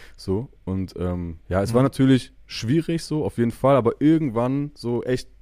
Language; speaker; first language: German; native; German